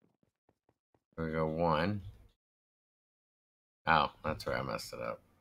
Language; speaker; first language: English; native; English